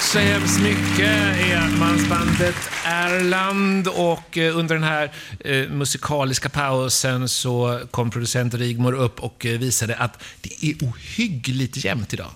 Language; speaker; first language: Swedish; native; Swedish